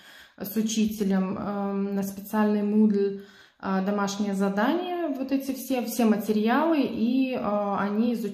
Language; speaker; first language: Russian; native; Russian